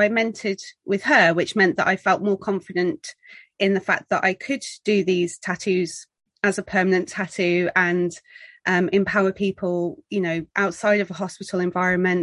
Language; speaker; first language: English; native; English